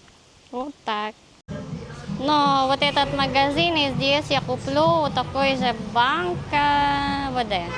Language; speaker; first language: Russian; non-native, learner; Filipino